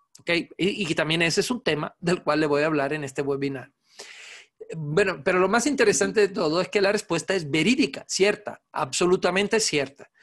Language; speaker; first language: Spanish; non-native, fluent; Italian